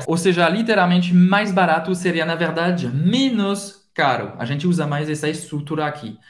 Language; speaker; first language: Portuguese; non-native, fluent; French